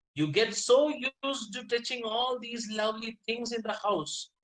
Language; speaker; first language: English; non-native, local second language; Malayalam